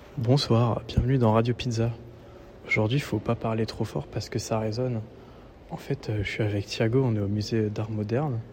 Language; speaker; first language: French; native; French